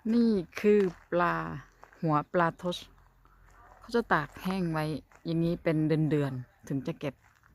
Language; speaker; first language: Thai; native; Thai